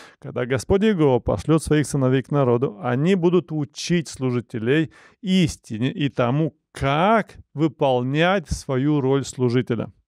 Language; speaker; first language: Russian; non-native, local second language; Romanian